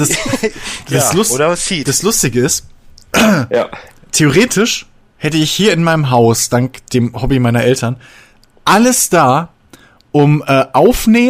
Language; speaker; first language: German; native; German